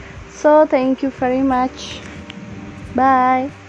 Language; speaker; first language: English; non-native, learner; Indonesian